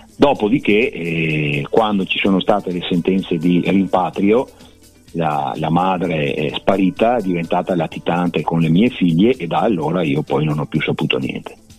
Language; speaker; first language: Italian; native; Italian